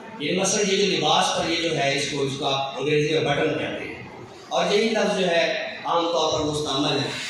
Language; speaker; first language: Urdu; non-native, local second language; Saraiki